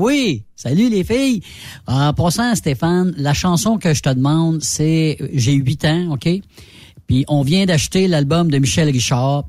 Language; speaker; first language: French; native; French